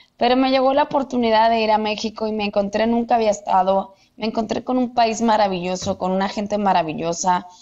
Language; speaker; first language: Spanish; native; Spanish